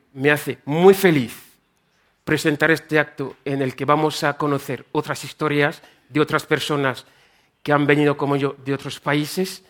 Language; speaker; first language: Spanish; non-native, fluent; French